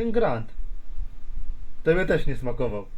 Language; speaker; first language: Polish; native; Polish